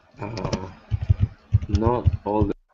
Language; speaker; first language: English; non-native, learner; Spanish